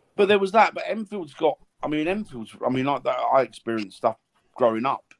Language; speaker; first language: English; native; English